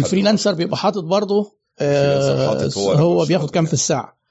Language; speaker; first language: Arabic; native; Arabic